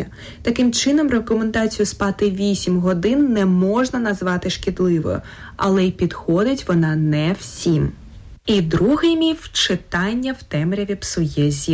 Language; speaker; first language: Ukrainian; native; Ukrainian